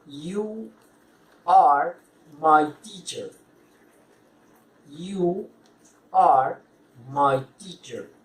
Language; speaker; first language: English; non-native, fluent; Spanish